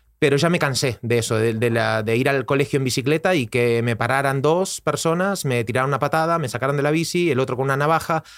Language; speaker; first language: Spanish; native; Spanish